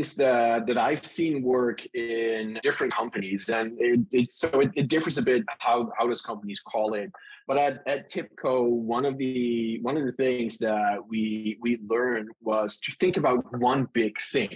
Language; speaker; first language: English; non-native, fluent; Dutch